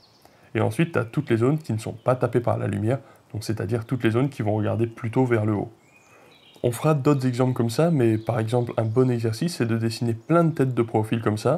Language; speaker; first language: French; native; French